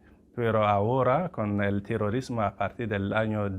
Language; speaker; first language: Spanish; non-native, fluent; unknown